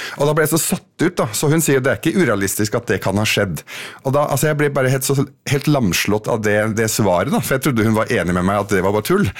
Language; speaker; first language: Norwegian; early bilingual, other home language; Arabic